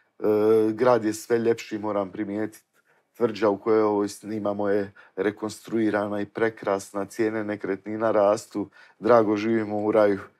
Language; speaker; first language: Croatian; native; Croatian